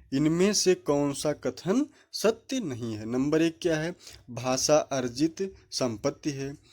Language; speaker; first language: Hindi; native; Hindi